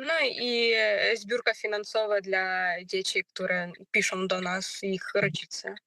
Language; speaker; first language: Polish; non-native, learner; Ukrainian